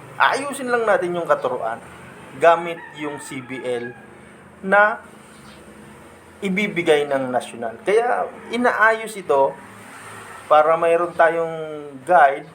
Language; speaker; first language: Filipino; non-native, local second language; Bikol